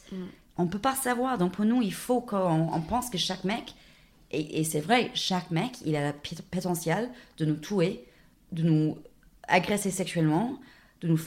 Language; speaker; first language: French; non-native, fluent; English